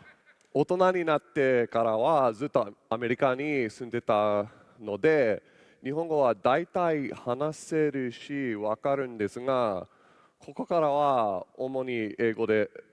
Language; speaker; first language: Japanese; non-native, local second language; English